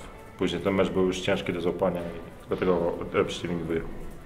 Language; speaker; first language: Polish; native; Polish